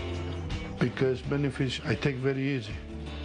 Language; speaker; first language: English; non-native, learner; Romanian